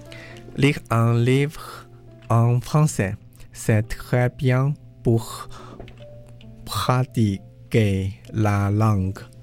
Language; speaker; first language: French; non-native, learner; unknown